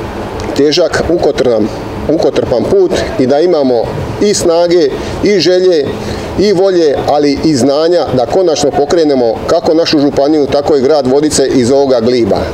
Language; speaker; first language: Serbian; native; Serbian